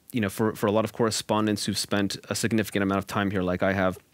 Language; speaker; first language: English; native; English